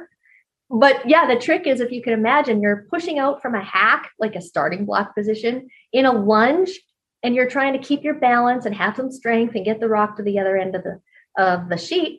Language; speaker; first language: English; native; English